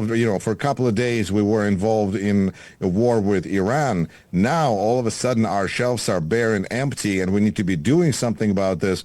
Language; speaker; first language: English; non-native, fluent; Russian